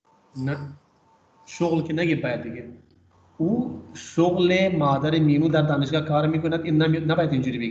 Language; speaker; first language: Persian; non-native, fluent; Urdu